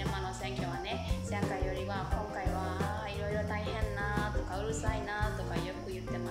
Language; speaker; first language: Japanese; non-native, learner; Burmese